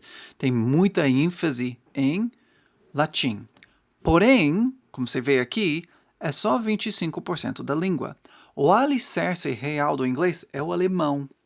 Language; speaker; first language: Portuguese; non-native, fluent; English